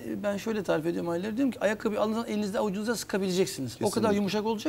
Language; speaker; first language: Turkish; native; Turkish